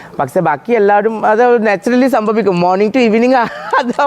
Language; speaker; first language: Malayalam; non-native, local second language; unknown